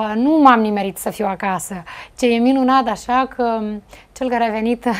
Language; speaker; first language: Romanian; native; Romanian